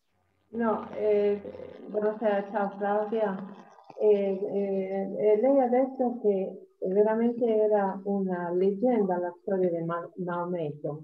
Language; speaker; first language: Italian; non-native, fluent; Spanish